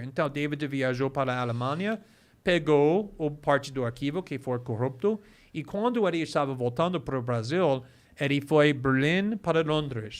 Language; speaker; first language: Portuguese; non-native, fluent; English